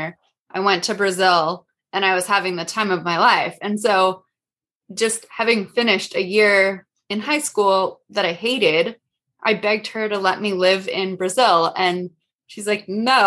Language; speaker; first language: English; native; English